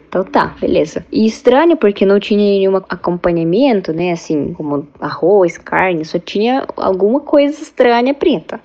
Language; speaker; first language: Portuguese; non-native, fluent; Russian